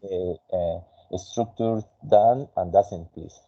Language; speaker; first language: English; non-native, fluent; Spanish